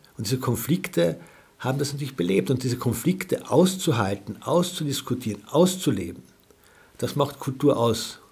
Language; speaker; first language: German; native; German